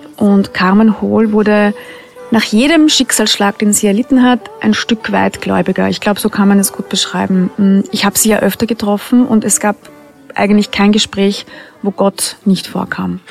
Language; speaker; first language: German; native; German